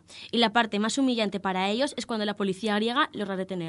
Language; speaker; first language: Spanish; native; Spanish